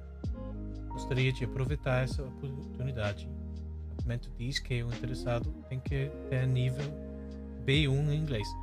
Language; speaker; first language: Portuguese; non-native, fluent; English